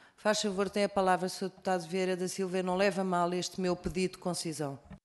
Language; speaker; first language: Portuguese; native; Portuguese